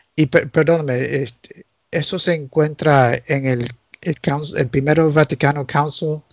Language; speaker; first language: Spanish; early bilingual, heritage; Spanish